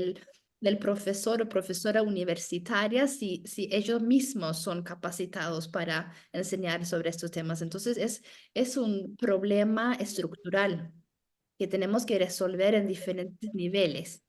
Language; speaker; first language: Spanish; non-native, fluent; Norwegian